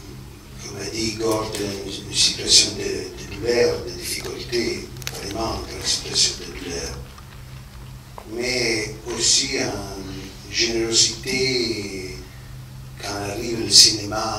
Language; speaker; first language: French; non-native, fluent; Italian